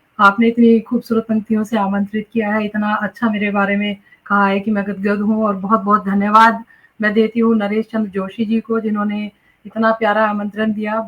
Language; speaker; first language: Hindi; native; Hindi